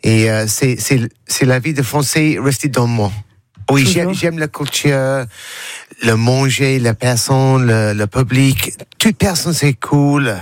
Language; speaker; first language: French; non-native, learner; English